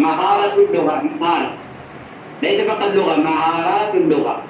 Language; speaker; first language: Arabic; non-native, fluent; Urdu